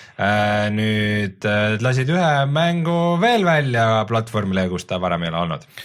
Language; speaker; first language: Estonian; native; Estonian